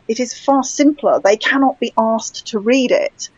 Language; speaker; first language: English; native; English